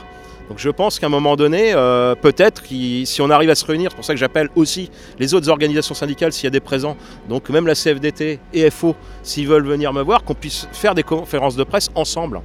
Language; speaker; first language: French; native; French